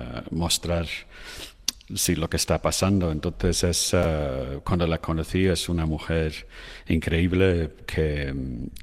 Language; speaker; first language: Spanish; non-native, fluent; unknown